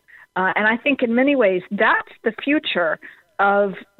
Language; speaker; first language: English; native; English